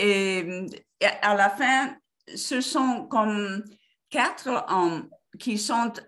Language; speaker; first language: French; non-native, learner; Spanish